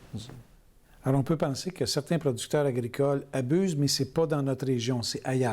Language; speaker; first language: French; native; French